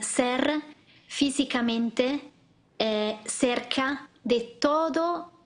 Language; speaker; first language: Spanish; non-native, learner; Italian